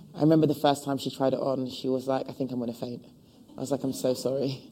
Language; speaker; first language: English; native; English